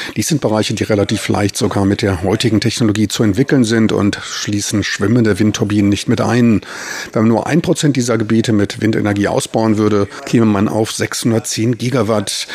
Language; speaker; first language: German; native; German